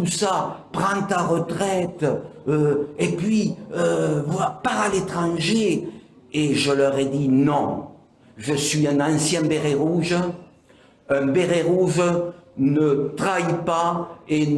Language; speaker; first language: French; native; French